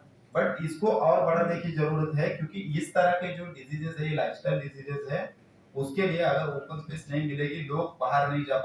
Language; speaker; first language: Hindi; non-native, local second language; Marathi